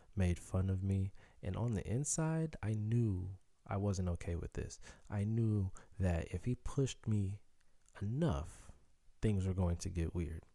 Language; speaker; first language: English; early bilingual, other home language; Haitian Creole